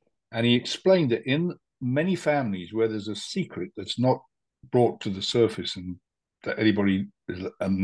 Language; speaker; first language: English; native; English